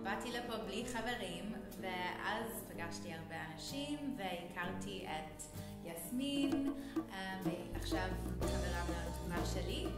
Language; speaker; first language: Hebrew; non-native, learner; Cantonese